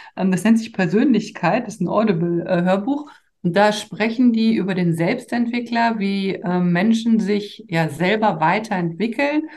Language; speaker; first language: German; native; German